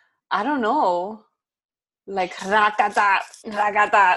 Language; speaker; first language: English; early bilingual, other home language; Spanish